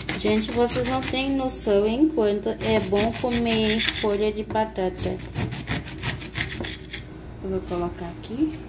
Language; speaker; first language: Portuguese; non-native, fluent; Haitian Creole